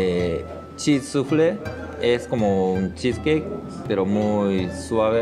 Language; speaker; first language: Spanish; non-native, fluent; Japanese